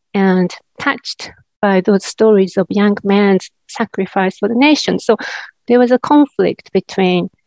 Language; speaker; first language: English; non-native, fluent; Japanese